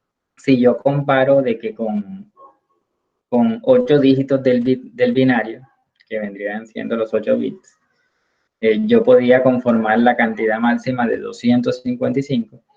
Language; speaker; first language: Spanish; native; Spanish